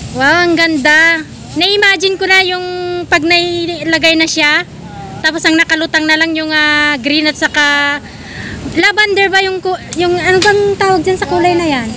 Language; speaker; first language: Filipino; native; Filipino